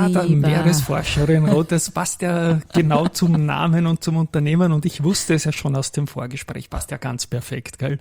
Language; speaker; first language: German; native; German